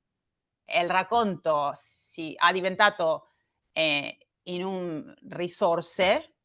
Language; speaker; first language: Italian; non-native, learner; Spanish